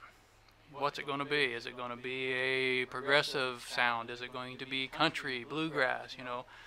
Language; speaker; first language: English; native; English